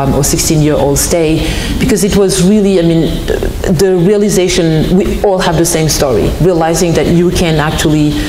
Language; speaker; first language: English; non-native, fluent; French